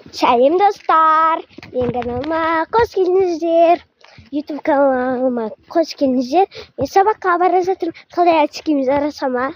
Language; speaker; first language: Kazakh; non-native, local second language; Russian